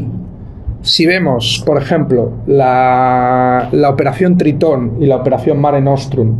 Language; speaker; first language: Spanish; native; Spanish